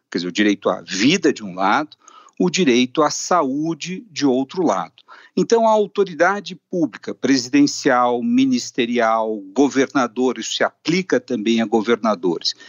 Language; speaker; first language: Portuguese; native; Portuguese